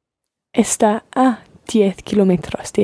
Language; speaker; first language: Spanish; non-native, learner; English